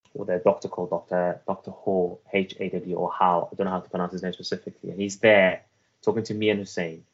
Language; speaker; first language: English; early bilingual, other home language; Persian